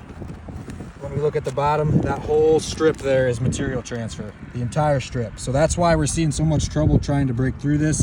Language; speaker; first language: English; native; English